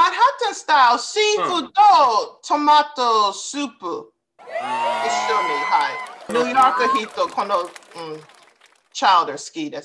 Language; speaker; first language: Japanese; non-native, learner; English